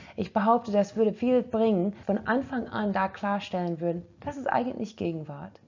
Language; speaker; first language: German; non-native, fluent; English